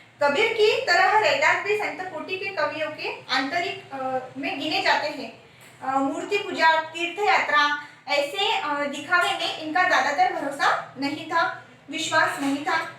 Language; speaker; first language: Hindi; non-native, local second language; Marathi